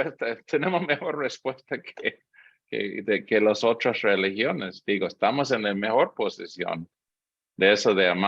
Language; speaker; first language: Spanish; non-native, fluent; English